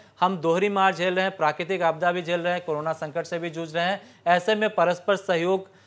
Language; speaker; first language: Hindi; native; Hindi